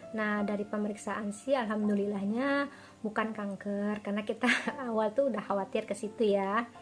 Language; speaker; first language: Indonesian; native; Indonesian